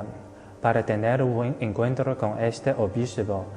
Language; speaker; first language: Spanish; non-native, fluent; Chinese